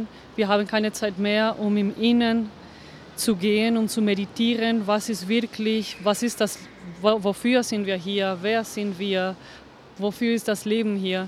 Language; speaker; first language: German; non-native, fluent; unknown